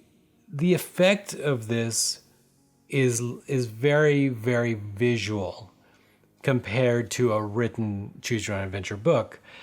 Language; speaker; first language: English; native; English